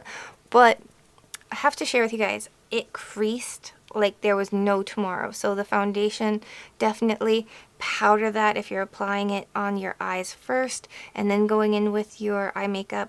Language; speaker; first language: English; native; English